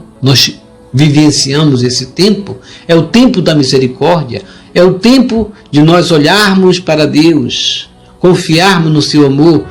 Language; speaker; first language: Portuguese; native; Portuguese